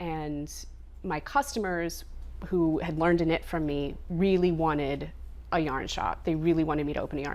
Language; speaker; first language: English; native; English